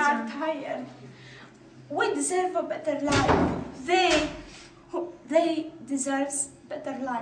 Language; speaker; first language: English; non-native, learner; Arabic